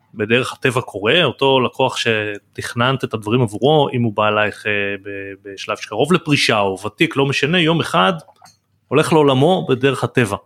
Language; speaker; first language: Hebrew; native; Hebrew